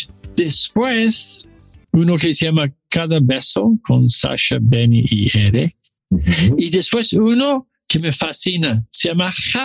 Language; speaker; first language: Spanish; non-native, learner; English